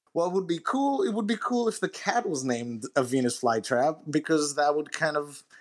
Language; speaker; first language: English; non-native, fluent; Greek